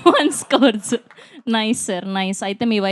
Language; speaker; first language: Telugu; native; Telugu